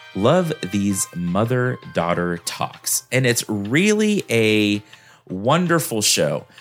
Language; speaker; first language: English; native; English